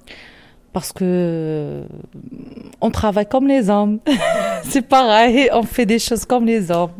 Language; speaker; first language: French; non-native, learner; Arabic